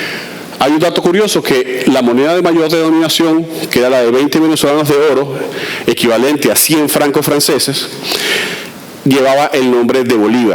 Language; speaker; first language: Spanish; native; Spanish